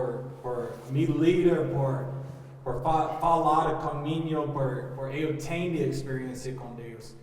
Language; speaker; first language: Portuguese; non-native, learner; English